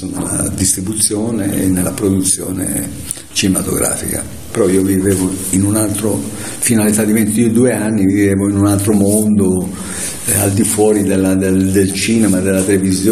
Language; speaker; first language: Italian; native; Italian